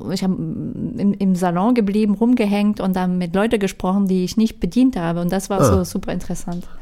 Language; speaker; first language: German; non-native, fluent; French